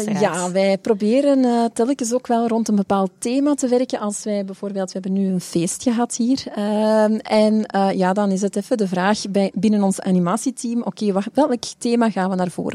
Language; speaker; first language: Dutch; native; Dutch